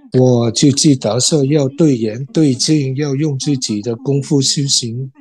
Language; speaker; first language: Chinese; non-native, fluent; Vietnamese